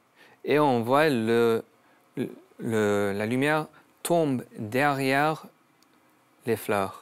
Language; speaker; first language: French; non-native, learner; English